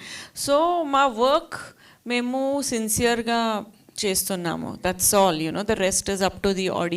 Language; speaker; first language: Telugu; non-native, fluent; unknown